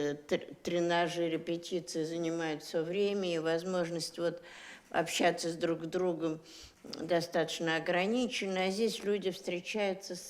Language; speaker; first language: Russian; native; Russian